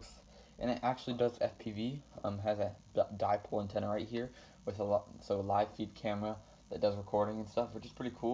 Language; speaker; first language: English; native; English